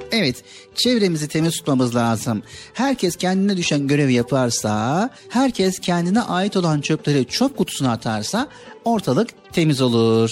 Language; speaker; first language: Turkish; native; Turkish